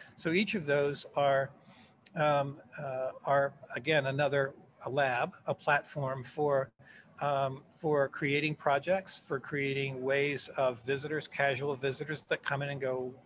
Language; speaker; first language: English; native; English